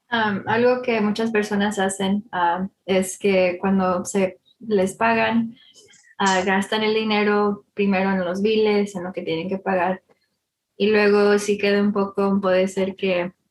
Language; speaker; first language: Spanish; early bilingual, heritage; Spanish